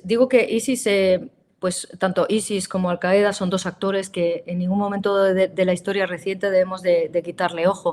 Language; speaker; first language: Spanish; native; Spanish